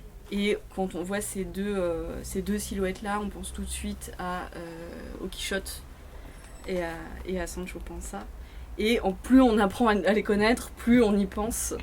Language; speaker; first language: French; native; French